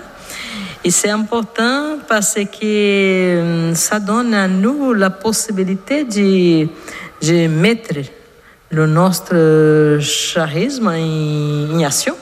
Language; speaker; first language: French; non-native, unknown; Portuguese